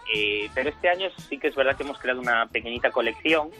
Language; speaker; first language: Spanish; native; Spanish